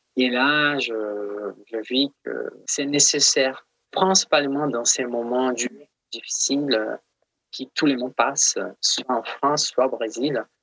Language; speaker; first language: French; non-native, fluent; Portuguese